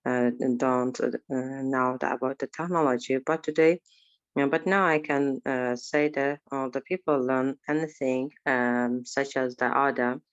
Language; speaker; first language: English; non-native, learner; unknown